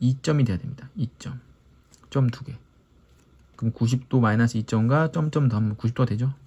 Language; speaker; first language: Korean; native; Korean